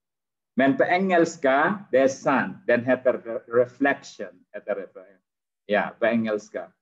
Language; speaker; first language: Swedish; non-native, fluent; Arabic